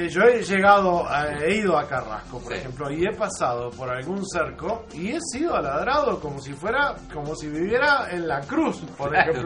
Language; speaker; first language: Spanish; native; Spanish